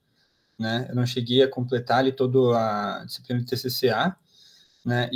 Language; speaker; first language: Portuguese; native; Portuguese